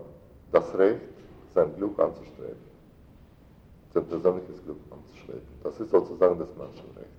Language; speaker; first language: German; non-native, fluent; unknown